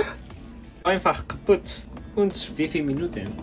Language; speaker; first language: German; non-native, learner; Japanese